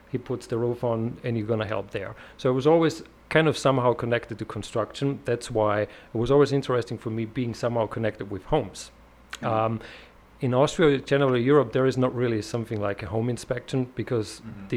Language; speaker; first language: English; non-native, fluent; German